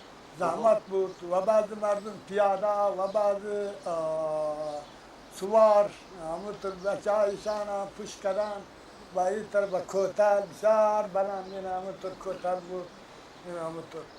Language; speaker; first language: Persian; non-native, local second language; Kyrgyz